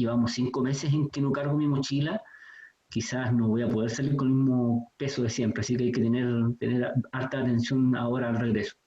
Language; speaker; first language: Spanish; native; Spanish